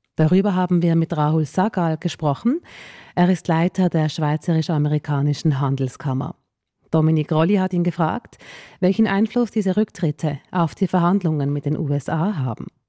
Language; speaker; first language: German; native; German